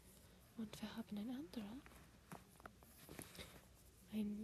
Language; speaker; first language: German; non-native, learner; English